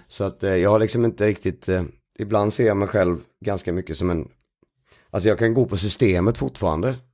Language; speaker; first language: Swedish; native; Swedish